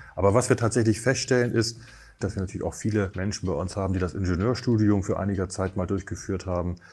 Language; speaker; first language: German; native; German